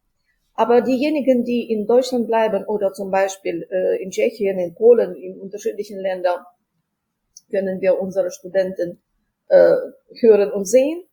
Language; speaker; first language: German; non-native, fluent; Ukrainian